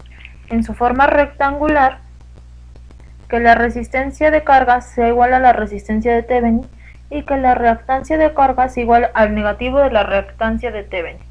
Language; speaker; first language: Spanish; native; Spanish